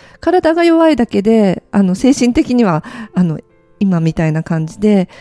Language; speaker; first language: Japanese; native; Japanese